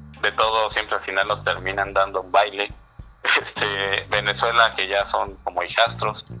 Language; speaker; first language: Spanish; native; Spanish